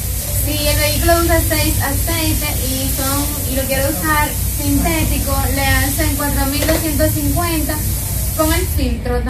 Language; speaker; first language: Spanish; native; Spanish